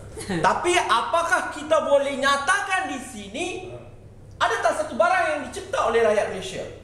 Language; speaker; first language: Malay; non-native, local second language; Tamil